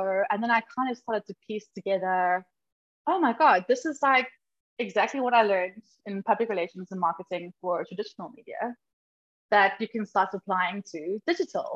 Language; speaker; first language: English; native; English